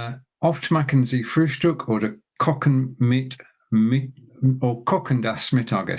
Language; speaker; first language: German; non-native, learner; English